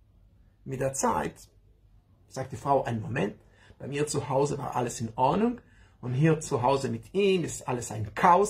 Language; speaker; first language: German; non-native, learner; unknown